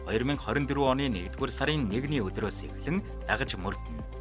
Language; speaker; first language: Mongolian; native; Mongolian